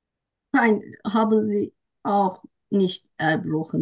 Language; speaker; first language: German; non-native, learner; Turkish